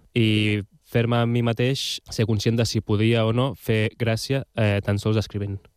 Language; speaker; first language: Catalan; non-native, local second language; Spanish